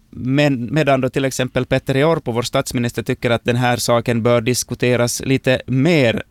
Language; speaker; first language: Swedish; native; Swedish